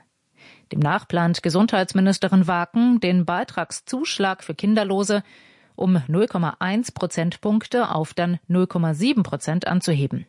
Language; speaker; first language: German; native; German